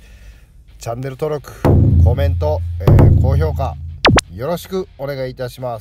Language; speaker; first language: Japanese; native; Japanese